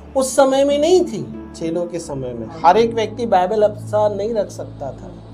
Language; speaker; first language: Hindi; native; Hindi